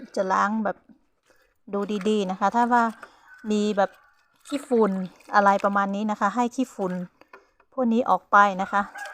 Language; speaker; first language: Thai; non-native, local second language; Hmong